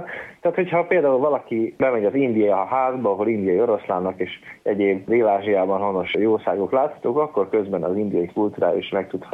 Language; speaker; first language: Hungarian; native; Hungarian